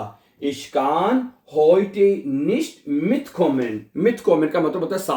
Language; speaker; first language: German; non-native, fluent; Urdu